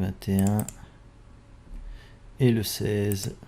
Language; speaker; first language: French; native; French